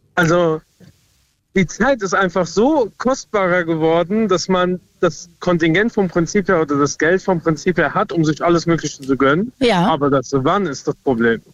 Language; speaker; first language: German; native; German